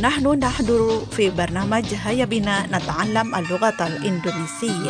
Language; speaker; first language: Arabic; non-native, fluent; Indonesian